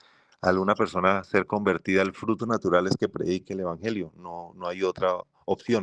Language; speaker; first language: Spanish; native; Spanish